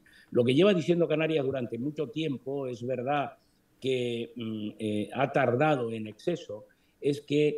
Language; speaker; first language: Spanish; native; Spanish